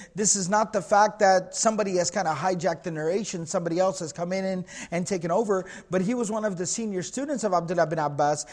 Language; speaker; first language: English; native; English